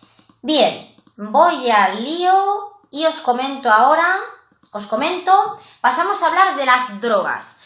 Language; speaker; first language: Spanish; native; Spanish